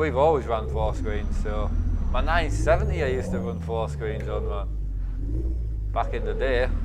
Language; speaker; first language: English; native; English